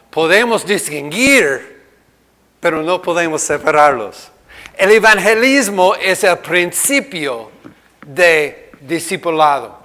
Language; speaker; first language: Spanish; non-native, fluent; English